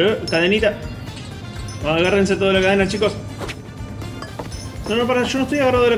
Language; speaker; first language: Spanish; native; Spanish